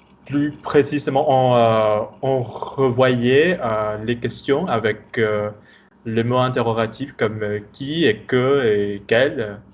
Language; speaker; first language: French; non-native, fluent; Vietnamese